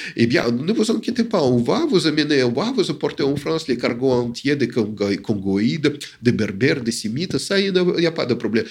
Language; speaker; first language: French; non-native, fluent; Russian